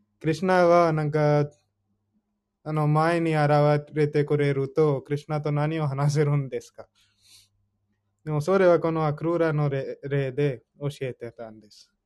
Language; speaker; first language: Japanese; non-native, fluent; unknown